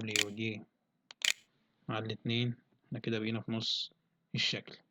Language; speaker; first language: Arabic; native; Arabic